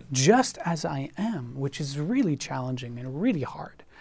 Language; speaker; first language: English; non-native, fluent; French